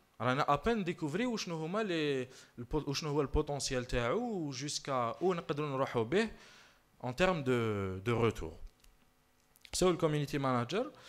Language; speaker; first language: French; non-native, local second language; Arabic